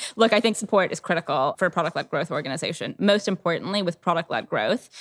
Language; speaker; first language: English; native; English